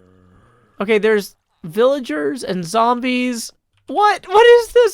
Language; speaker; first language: English; native; English